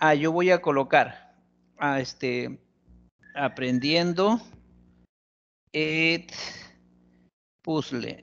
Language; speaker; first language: Spanish; native; Spanish